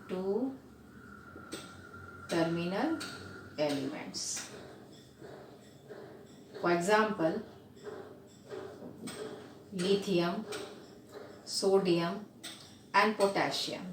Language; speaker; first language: English; non-native, local second language; Hindi